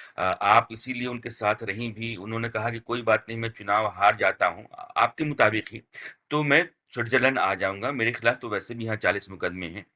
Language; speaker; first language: Hindi; native; Hindi